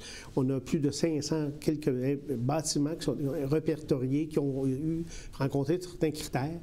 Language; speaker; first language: French; native; French